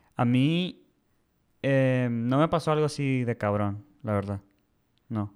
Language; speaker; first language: Spanish; early bilingual, heritage; Spanish